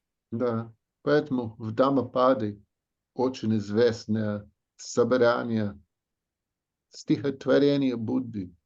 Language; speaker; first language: Russian; non-native, fluent; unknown